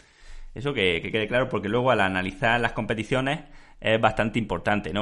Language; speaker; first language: Spanish; native; Spanish